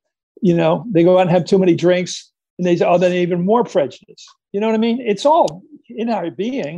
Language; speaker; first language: English; native; English